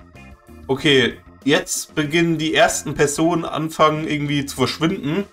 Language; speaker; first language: German; native; German